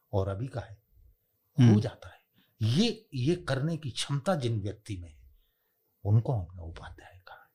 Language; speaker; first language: Hindi; native; Hindi